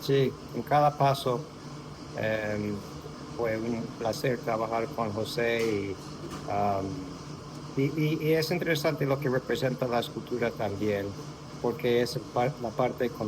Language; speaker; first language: Spanish; non-native, fluent; English